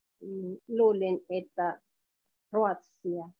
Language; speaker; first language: Finnish; non-native, learner; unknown